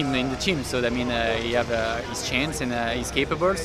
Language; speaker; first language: English; non-native, fluent; French